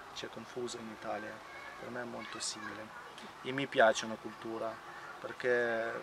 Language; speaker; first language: Italian; non-native, learner; Ukrainian